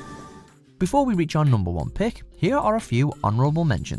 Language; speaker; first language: English; native; English